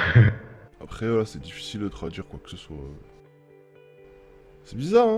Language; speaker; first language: French; native; French